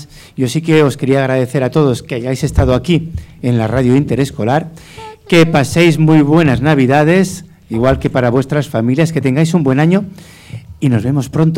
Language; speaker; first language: Spanish; native; Spanish